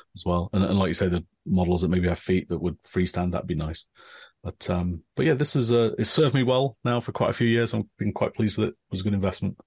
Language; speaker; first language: English; native; English